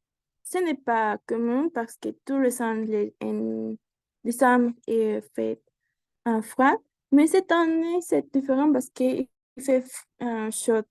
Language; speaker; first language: French; non-native, learner; Spanish